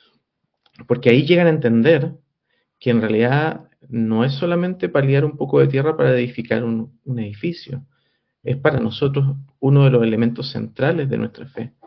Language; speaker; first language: Spanish; native; Spanish